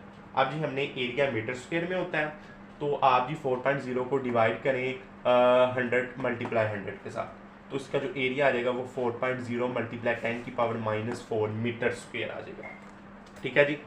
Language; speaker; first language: Hindi; non-native, local second language; Punjabi